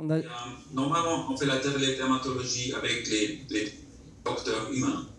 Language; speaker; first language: French; non-native, local second language; German